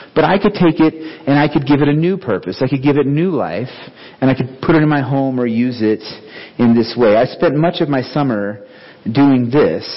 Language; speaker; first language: English; native; English